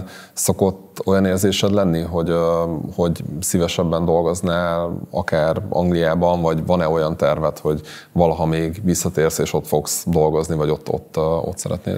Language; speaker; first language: Hungarian; native; Hungarian